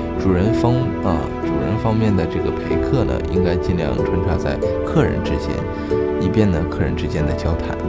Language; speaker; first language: Chinese; native; Chinese